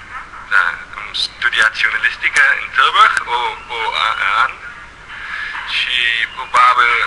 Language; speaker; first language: Romanian; non-native, learner; Dutch